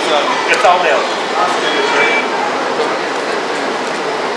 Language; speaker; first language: Hebrew; non-native, fluent; English